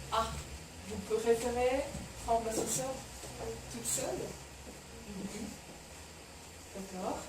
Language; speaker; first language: French; non-native, fluent; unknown